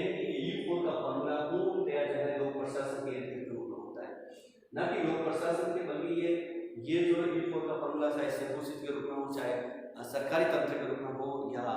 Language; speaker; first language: Hindi; native; Hindi